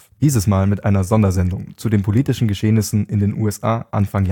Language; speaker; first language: German; native; German